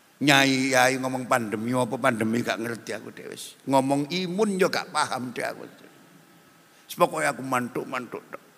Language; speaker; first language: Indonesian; non-native, local second language; Javanese